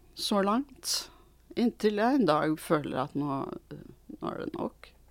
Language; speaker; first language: Norwegian; early bilingual, other home language; Swedish